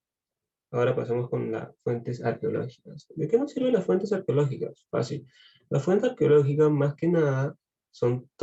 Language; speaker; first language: Spanish; native; Spanish